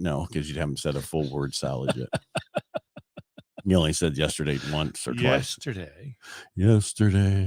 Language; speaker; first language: English; native; English